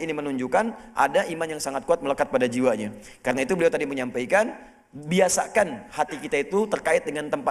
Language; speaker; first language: Indonesian; native; Indonesian